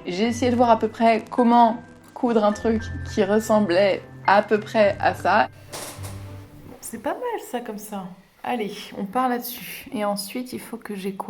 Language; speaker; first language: French; native; French